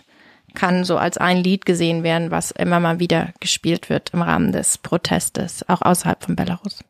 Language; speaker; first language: German; native; German